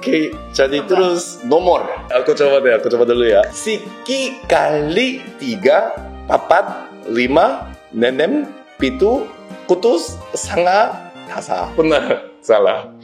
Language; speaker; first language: Indonesian; non-native, learner; Korean